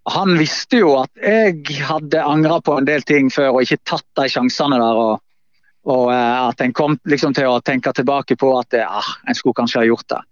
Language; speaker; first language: Norwegian; native; Norwegian